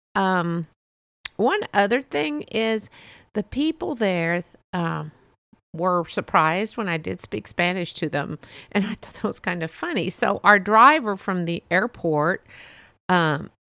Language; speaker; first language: English; early bilingual, other home language; Spanish